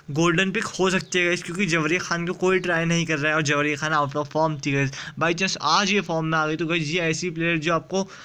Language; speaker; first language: Hindi; native; Hindi